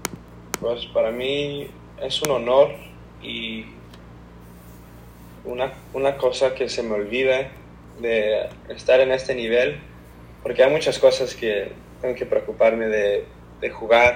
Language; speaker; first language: Spanish; early bilingual, heritage; Spanish